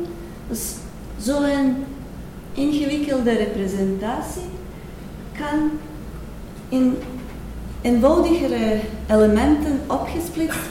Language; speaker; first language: Dutch; non-native, fluent; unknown